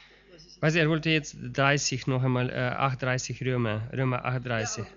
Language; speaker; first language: German; non-native, learner; Russian